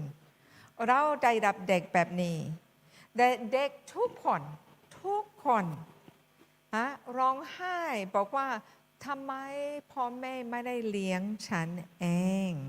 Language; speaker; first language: Thai; non-native, fluent; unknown